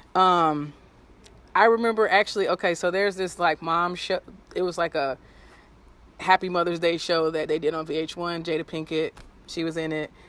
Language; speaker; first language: English; native; English